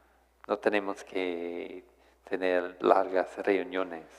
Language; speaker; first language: Spanish; non-native, fluent; English